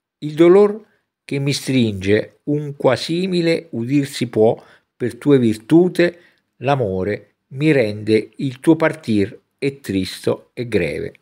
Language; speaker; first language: Italian; native; Italian